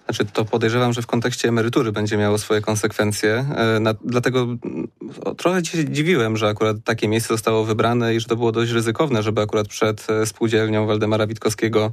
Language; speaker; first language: Polish; native; Polish